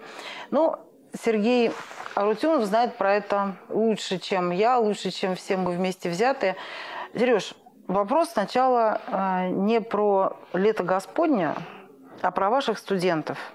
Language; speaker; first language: Russian; native; Russian